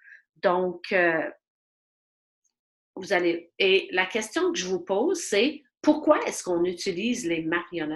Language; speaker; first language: French; non-native, fluent; English